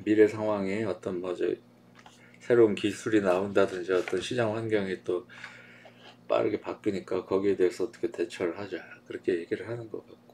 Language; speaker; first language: Korean; native; Korean